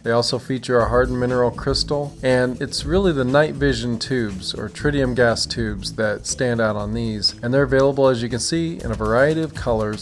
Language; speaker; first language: English; native; English